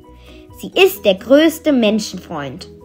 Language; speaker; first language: German; non-native, fluent; Macedonian